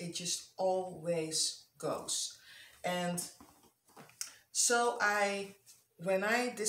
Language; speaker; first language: English; non-native, fluent; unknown